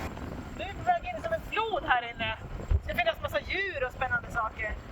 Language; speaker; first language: Swedish; native; Swedish